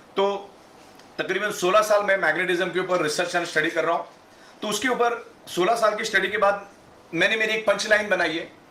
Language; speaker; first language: Hindi; non-native, local second language; Gujarati